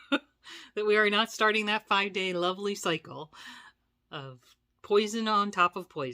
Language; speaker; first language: English; native; English